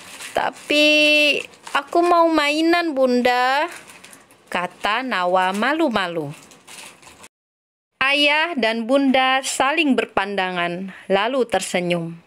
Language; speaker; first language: Indonesian; native; Indonesian